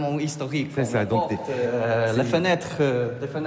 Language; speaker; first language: French; non-native, learner; Polish